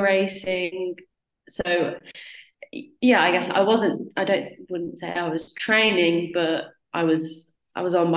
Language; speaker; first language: English; native; English